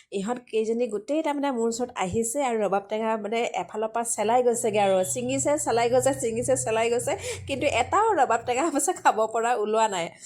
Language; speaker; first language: Assamese; non-native, local second language; Manipuri